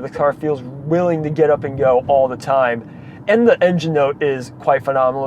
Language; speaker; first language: English; native; English